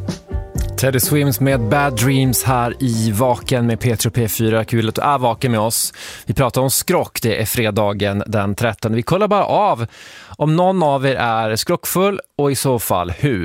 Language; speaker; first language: Swedish; native; Swedish